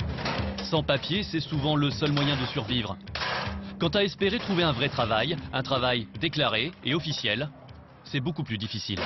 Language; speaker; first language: French; native; French